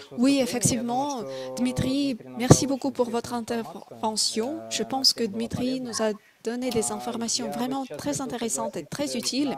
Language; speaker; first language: French; non-native, fluent; Russian